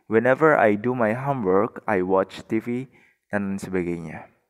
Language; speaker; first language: English; non-native, fluent; Indonesian